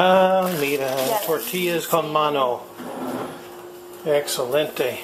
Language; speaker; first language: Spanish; non-native, learner; English